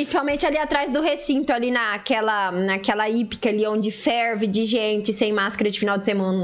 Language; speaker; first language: Portuguese; native; Portuguese